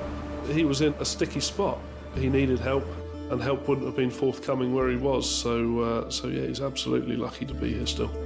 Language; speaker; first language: English; native; English